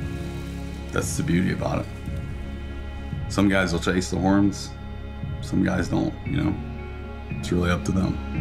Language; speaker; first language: English; native; English